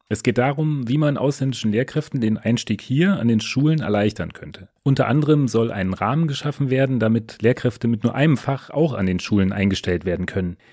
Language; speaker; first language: German; native; German